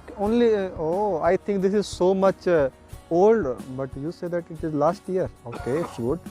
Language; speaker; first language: English; non-native, local second language; Hindi